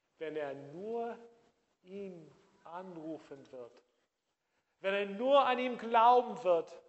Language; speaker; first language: German; non-native, fluent; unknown